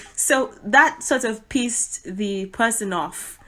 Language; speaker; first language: English; non-native, local second language; Yoruba